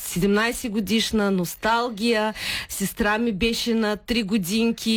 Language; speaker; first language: Bulgarian; early bilingual, heritage; Bulgarian